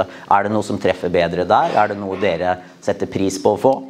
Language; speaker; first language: Norwegian; native; Norwegian